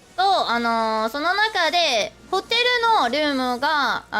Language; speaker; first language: Japanese; non-native, learner; English